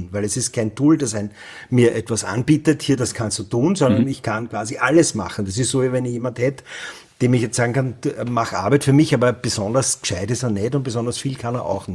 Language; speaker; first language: German; native; German